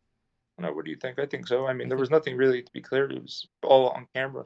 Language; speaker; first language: English; native; English